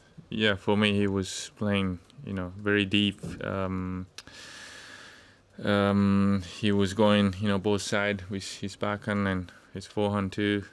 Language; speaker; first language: English; non-native, fluent; Japanese